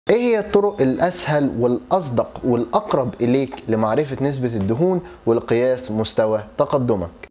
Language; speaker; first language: Arabic; native; Arabic